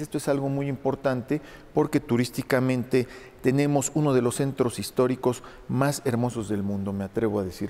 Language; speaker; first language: Spanish; native; Spanish